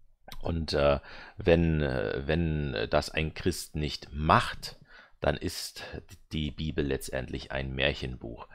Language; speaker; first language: German; native; German